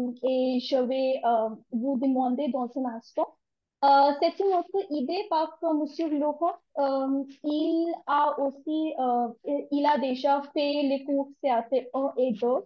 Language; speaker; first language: French; non-native, learner; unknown